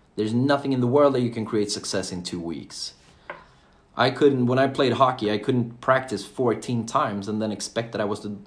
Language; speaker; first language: English; non-native, fluent; Swedish